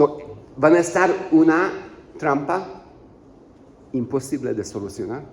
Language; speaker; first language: Spanish; non-native, learner; Hungarian